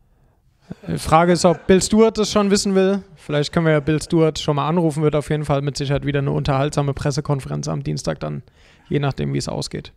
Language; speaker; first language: German; native; German